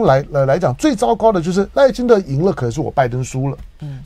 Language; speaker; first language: Chinese; native; Chinese